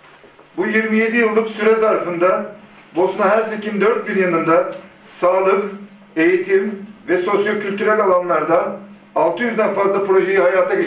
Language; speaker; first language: Turkish; native; Turkish